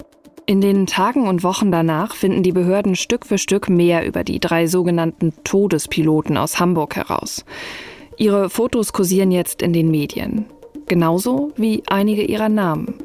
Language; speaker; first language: German; native; German